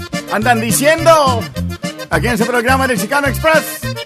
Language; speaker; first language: Spanish; early bilingual, heritage; Spanish